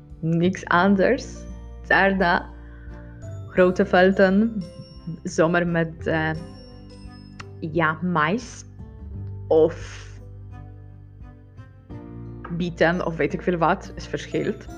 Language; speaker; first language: Dutch; non-native, learner; Polish